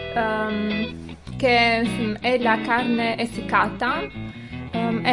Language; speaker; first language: Italian; non-native, fluent; Albanian